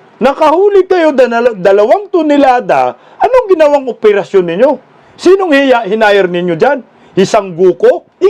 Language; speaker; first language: Filipino; non-native, local second language; Cebuano